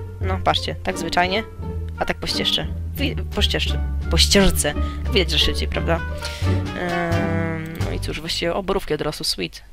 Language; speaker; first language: Polish; native; Polish